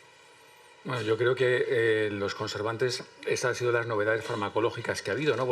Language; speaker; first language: Spanish; native; Spanish